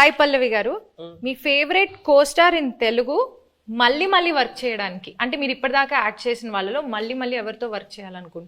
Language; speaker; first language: Telugu; native; Telugu